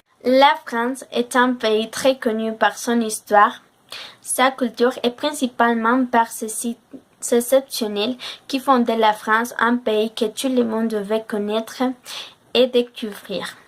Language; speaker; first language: French; non-native, learner; Spanish